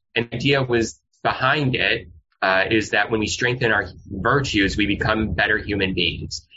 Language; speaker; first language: English; native; English